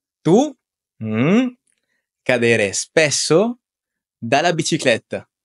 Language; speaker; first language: Italian; non-native, fluent; Spanish